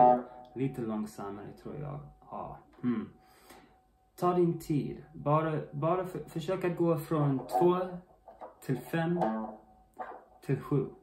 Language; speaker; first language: Swedish; non-native, learner; English